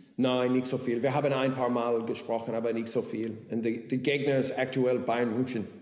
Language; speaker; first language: German; non-native, learner; English